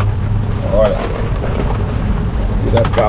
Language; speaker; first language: Portuguese; native; Portuguese